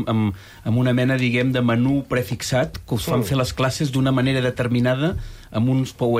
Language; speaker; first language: Catalan; native; Catalan